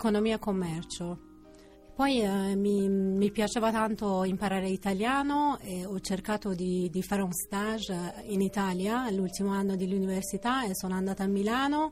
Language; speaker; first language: Italian; non-native, fluent; Persian